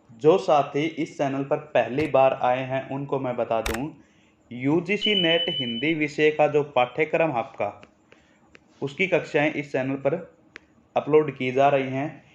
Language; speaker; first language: Hindi; native; Hindi